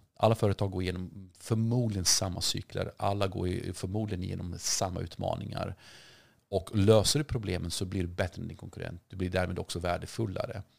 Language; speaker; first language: Swedish; early bilingual, other home language; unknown